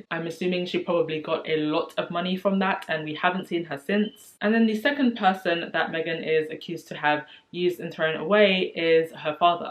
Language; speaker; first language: English; native; English